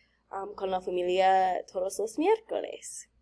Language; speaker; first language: Spanish; non-native, learner; English